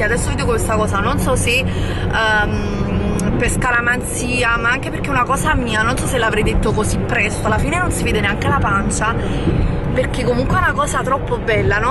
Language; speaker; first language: Italian; native; Italian